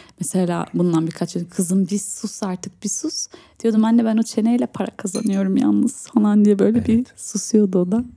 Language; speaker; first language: Turkish; early bilingual, heritage; Turkish